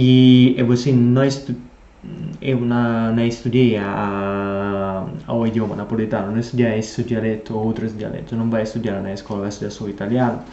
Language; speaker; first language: Portuguese; non-native, fluent; Italian